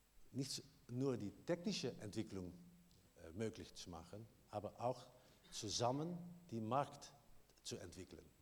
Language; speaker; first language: German; non-native, learner; Dutch